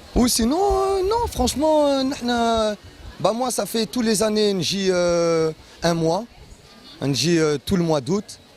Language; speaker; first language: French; early bilingual, other home language; Arabic